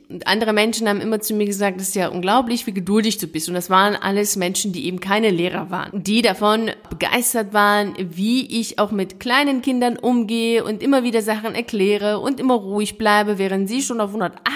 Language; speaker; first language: German; native; German